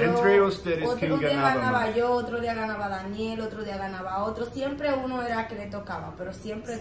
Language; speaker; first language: Spanish; native; Spanish